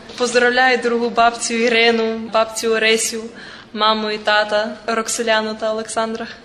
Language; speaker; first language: Ukrainian; early bilingual, heritage; Ukrainian